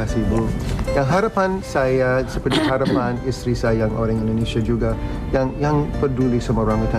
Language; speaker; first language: Indonesian; non-native, fluent; English